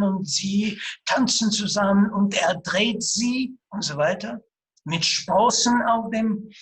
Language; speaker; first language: German; non-native, fluent; Russian